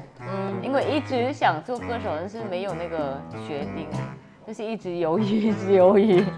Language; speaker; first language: Chinese; non-native, fluent; Vietnamese